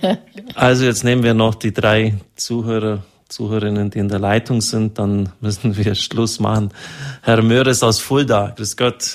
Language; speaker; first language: German; native; German